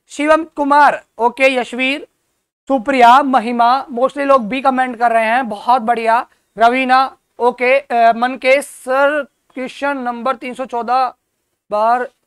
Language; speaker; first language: Hindi; native; Hindi